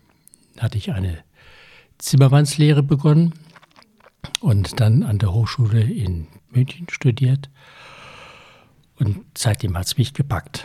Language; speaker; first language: German; native; German